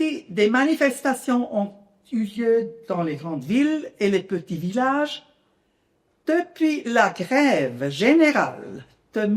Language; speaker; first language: French; non-native, local second language; German